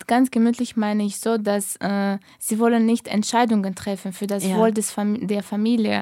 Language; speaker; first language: German; non-native, fluent; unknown